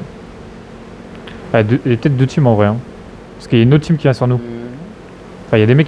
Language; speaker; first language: French; native; French